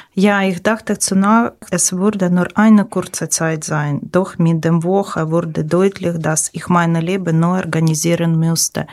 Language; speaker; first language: German; non-native, learner; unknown